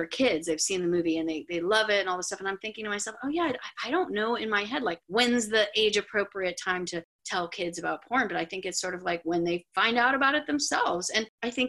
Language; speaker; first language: English; native; English